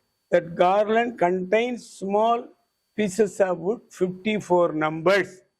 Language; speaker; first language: English; non-native, local second language; Tamil